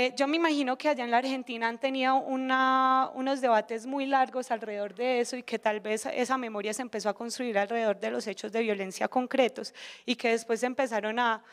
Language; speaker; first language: Spanish; native; Spanish